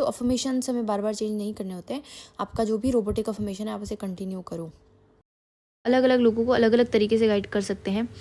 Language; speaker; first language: Hindi; native; Hindi